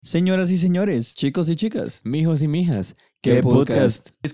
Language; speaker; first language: Spanish; native; Spanish